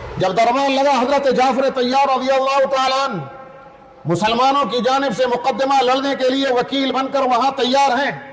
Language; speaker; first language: Urdu; native; Urdu